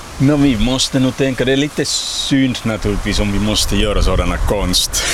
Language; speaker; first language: Swedish; non-native, local second language; Finnish